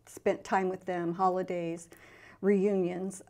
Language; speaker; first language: English; native; English